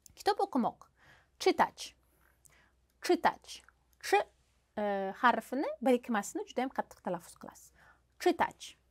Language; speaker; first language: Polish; non-native, fluent; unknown